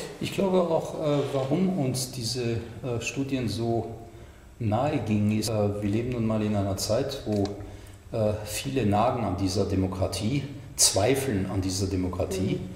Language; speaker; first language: German; non-native, fluent; French